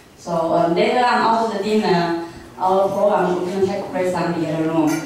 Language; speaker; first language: English; non-native, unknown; Min Nan Chinese